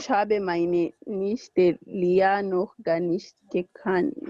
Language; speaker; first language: German; non-native, learner; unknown